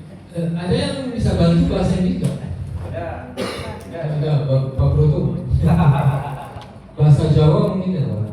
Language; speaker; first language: Indonesian; non-native, learner; French